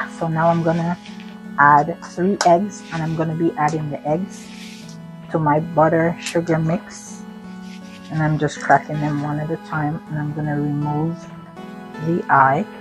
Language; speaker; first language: English; native; English